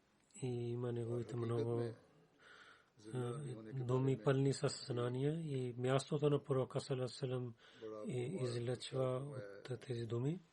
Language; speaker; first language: Bulgarian; non-native, learner; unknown